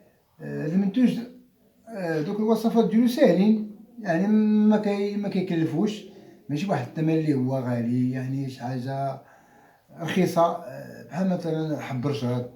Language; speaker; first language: Arabic; native; Arabic